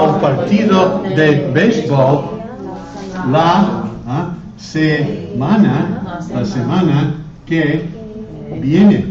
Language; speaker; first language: Spanish; non-native, fluent; English